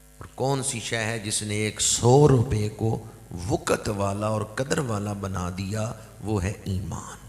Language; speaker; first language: Urdu; non-native, local second language; Punjabi